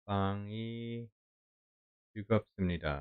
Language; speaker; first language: Korean; non-native, learner; English